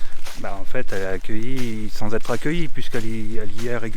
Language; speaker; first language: French; native; French